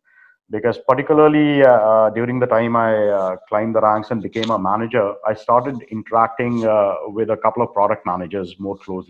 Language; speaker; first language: English; non-native, local second language; Hindi